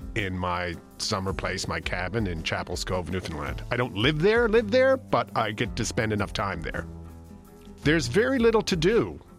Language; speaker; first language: English; native; English